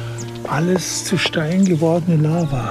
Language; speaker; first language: German; native; German